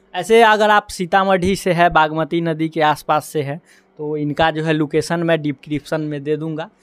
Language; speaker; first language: Hindi; native; Hindi